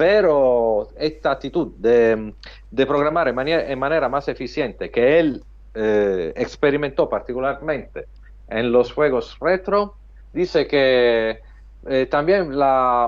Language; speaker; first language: Spanish; non-native, fluent; Italian